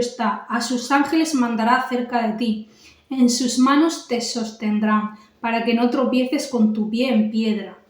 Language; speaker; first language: Spanish; native; Spanish